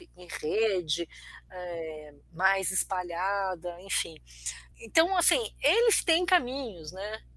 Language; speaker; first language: Portuguese; early bilingual, other home language; Armenian